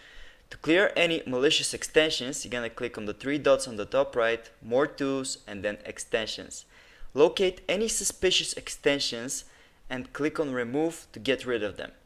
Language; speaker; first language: English; non-native, fluent; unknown